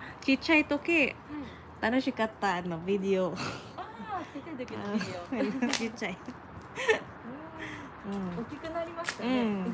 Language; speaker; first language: Japanese; non-native, learner; Waray